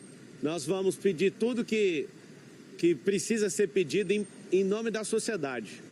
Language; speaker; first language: Portuguese; native; Portuguese